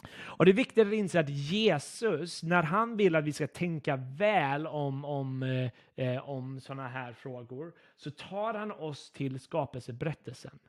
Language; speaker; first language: Swedish; non-native, fluent; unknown